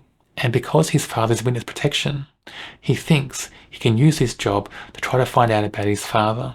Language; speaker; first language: English; native; English